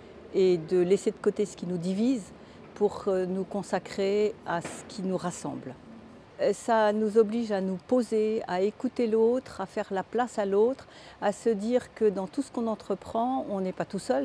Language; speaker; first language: French; native; French